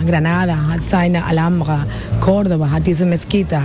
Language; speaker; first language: German; non-native, fluent; Spanish